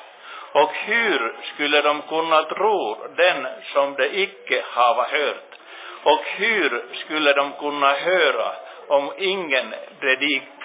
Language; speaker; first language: Swedish; non-native, local second language; Finnish